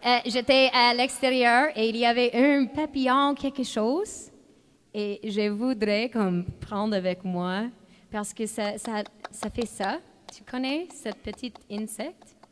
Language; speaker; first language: French; non-native, fluent; English